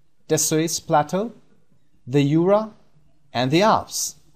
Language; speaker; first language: English; non-native, fluent; Persian